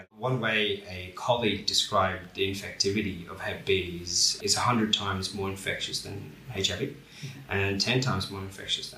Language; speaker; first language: English; non-native, local second language; Bangla